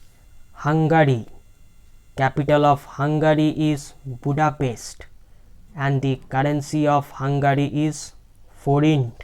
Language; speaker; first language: English; non-native, local second language; Bangla